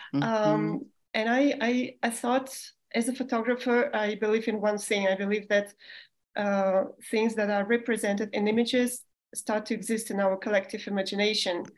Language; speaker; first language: English; non-native, fluent; Russian